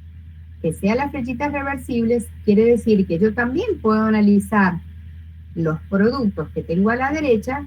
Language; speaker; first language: Spanish; native; Spanish